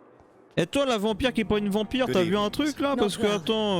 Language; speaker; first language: French; native; French